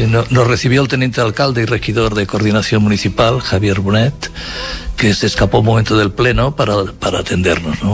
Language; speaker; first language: Spanish; native; Spanish